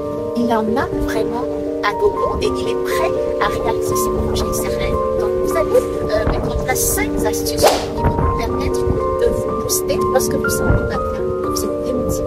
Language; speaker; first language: French; native; French